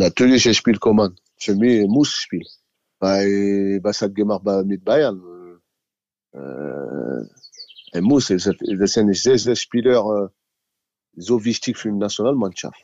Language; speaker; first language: German; non-native, learner; French